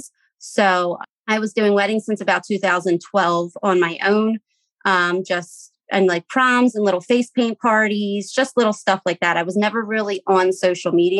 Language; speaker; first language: English; native; English